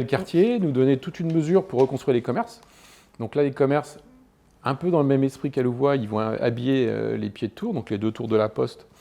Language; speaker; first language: French; native; French